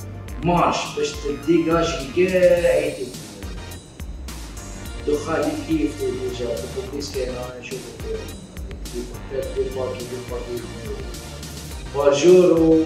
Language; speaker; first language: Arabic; native; Arabic